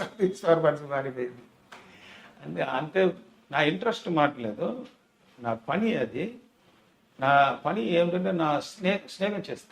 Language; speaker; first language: Telugu; non-native, local second language; Tamil